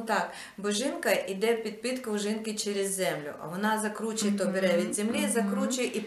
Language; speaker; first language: Polish; non-native, learner; Ukrainian